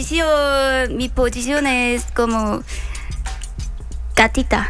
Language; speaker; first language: Spanish; non-native, learner; Korean